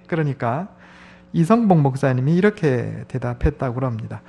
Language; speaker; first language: Korean; native; Korean